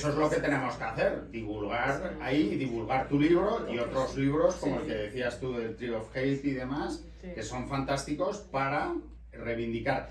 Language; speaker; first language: Spanish; native; Spanish